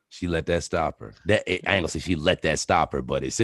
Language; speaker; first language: English; native; English